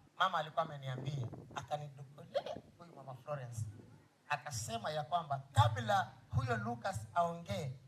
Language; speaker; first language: Swahili; non-native, local second language; Luyia